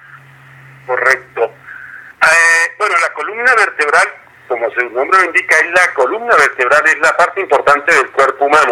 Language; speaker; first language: Spanish; native; Spanish